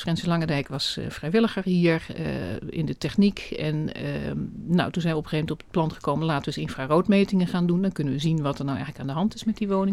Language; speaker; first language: Dutch; native; Dutch